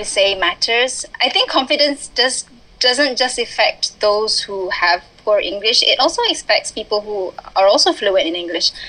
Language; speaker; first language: English; early bilingual, other home language; Malay